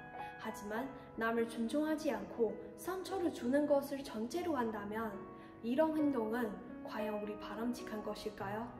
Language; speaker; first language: Korean; non-native, fluent; Chinese